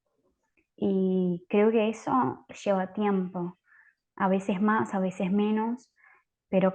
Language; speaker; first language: Spanish; native; Spanish